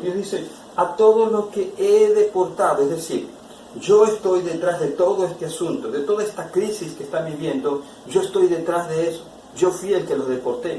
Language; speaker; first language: Spanish; native; Spanish